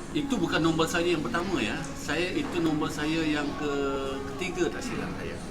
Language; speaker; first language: Malay; native; Malay